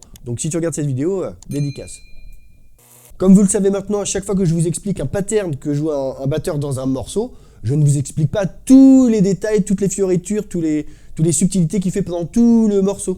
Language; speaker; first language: French; native; French